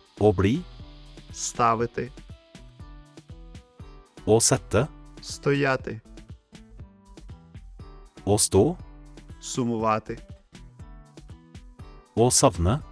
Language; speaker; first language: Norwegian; non-native, fluent; Ukrainian